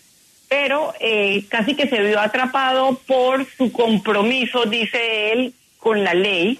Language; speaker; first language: Spanish; native; Spanish